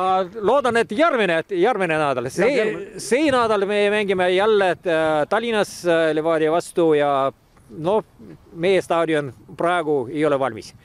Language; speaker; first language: Estonian; non-native, local second language; Russian